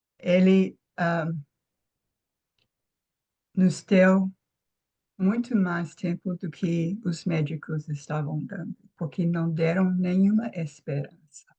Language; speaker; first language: Portuguese; non-native, fluent; English